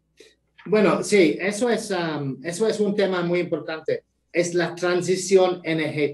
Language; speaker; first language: Spanish; non-native, fluent; English